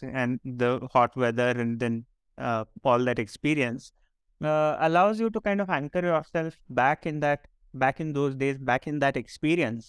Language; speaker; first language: English; non-native, local second language; Marathi